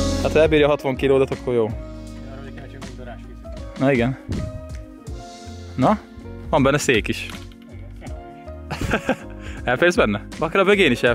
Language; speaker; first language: Hungarian; native; Hungarian